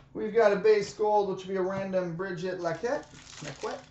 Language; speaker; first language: English; native; English